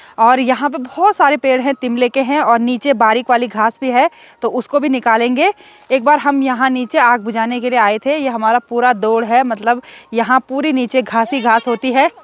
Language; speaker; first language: Hindi; non-native, local second language; Garhwali